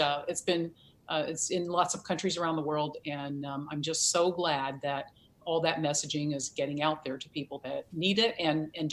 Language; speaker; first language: English; native; English